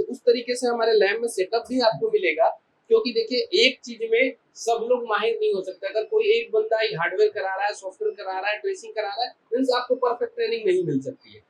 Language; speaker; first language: Hindi; native; Hindi